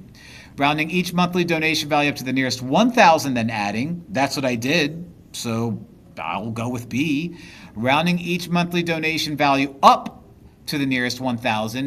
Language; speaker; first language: English; native; English